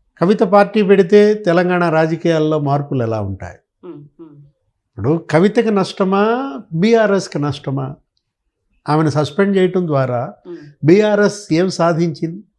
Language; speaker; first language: Telugu; native; Telugu